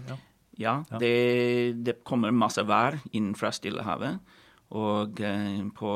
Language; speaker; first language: Norwegian; non-native, fluent; English